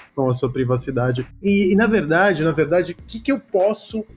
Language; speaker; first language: Portuguese; early bilingual, other home language; Spanish